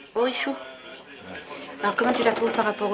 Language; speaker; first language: French; native; French